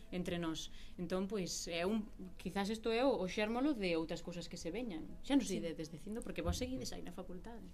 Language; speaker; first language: Galician; native; Galician